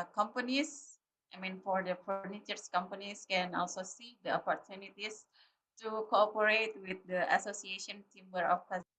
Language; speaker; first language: English; non-native, learner; Indonesian